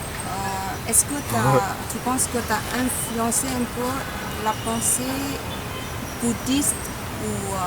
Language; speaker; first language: French; non-native, learner; Vietnamese